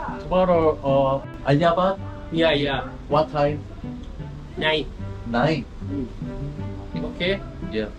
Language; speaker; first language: English; non-native, learner; Korean